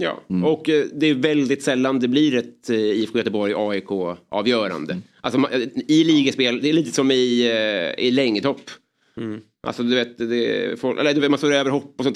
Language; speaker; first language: Swedish; native; Swedish